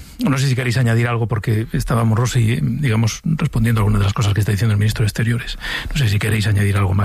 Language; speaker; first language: Spanish; native; Spanish